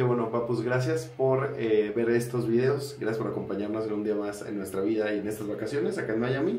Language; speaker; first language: Spanish; native; Spanish